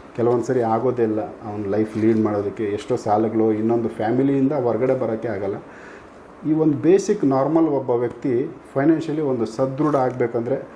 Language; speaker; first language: Kannada; native; Kannada